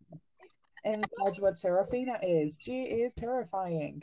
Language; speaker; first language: English; non-native, fluent; Greek